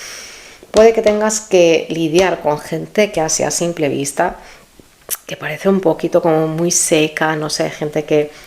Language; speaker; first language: Spanish; native; Spanish